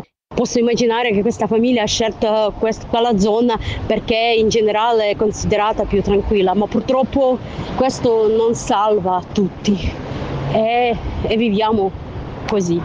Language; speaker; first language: Italian; non-native, fluent; Ukrainian